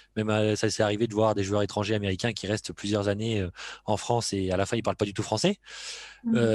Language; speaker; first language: French; native; French